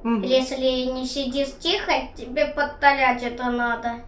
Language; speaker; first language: Russian; early bilingual, heritage; Russian